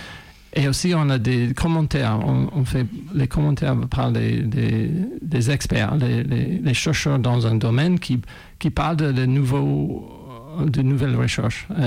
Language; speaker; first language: French; non-native, fluent; English